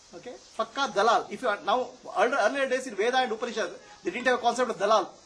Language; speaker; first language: English; non-native, local second language; Kannada